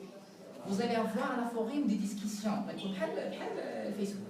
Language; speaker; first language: French; non-native, local second language; Arabic